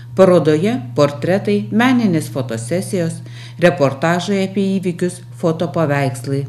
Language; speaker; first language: Lithuanian; native; Lithuanian